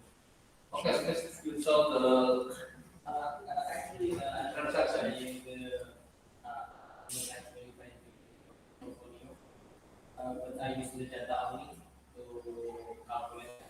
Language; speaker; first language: English; non-native, learner; Indonesian